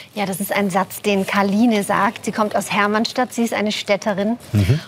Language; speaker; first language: German; early bilingual, other home language; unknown